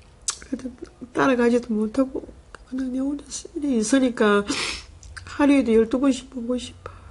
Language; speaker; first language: Korean; native; Korean